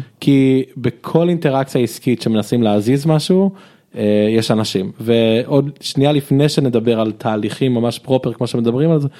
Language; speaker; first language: Hebrew; early bilingual, other home language; English